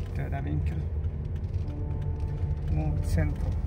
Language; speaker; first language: Swedish; non-native, learner; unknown